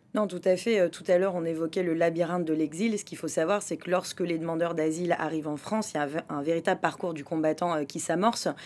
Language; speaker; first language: French; native; French